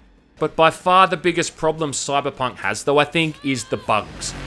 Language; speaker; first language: English; native; English